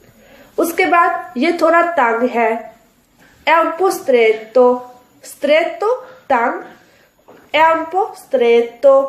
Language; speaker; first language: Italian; non-native, fluent; Urdu